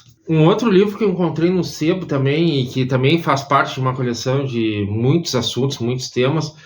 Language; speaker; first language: Portuguese; native; Portuguese